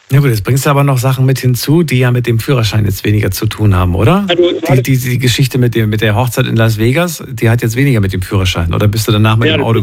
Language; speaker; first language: German; native; German